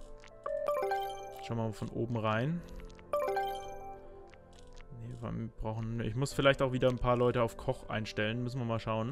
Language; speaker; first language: German; native; German